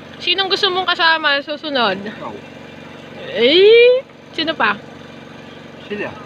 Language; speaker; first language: Filipino; native; Filipino